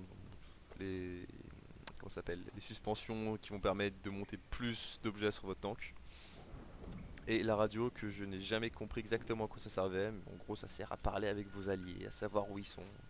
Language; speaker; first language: French; native; French